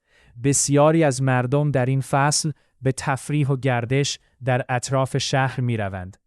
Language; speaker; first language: Persian; native; Persian